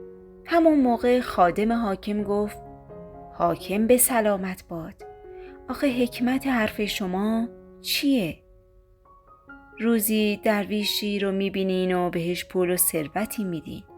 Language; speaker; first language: Persian; native; Persian